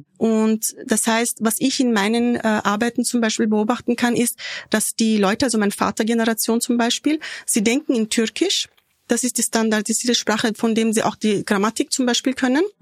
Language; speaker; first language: German; early bilingual, other home language; Turkish